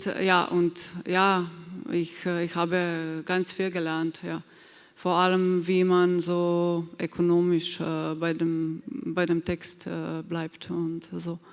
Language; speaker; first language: German; non-native, fluent; Slovenian